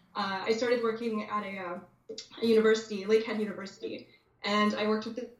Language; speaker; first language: English; native; English